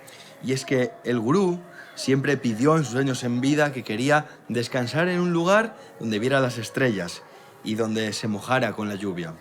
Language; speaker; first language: Spanish; native; Spanish